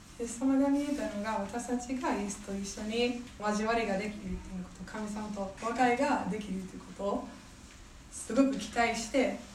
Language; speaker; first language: Japanese; non-native, fluent; English